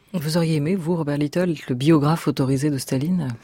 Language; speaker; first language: French; native; French